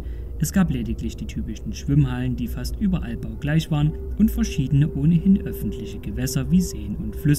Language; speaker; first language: German; native; German